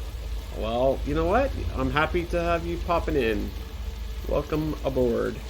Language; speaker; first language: English; native; English